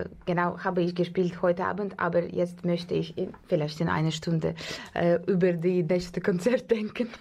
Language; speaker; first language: German; non-native, fluent; Russian